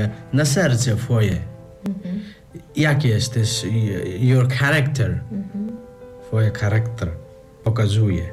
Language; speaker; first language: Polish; non-native, learner; Nepali